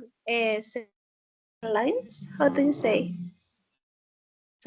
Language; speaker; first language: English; non-native, learner; Spanish